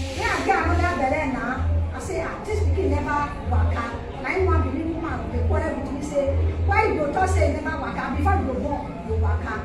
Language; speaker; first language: Nigerian Pidgin; non-native, local second language; Bini